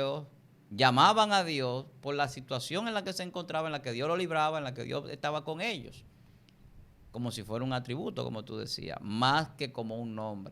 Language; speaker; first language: Spanish; native; Spanish